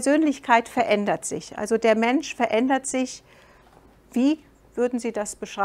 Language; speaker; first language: German; non-native, fluent; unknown